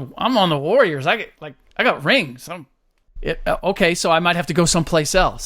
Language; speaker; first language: English; native; English